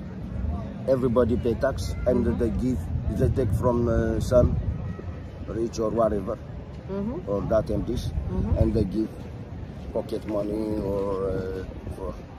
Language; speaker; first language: English; non-native, learner; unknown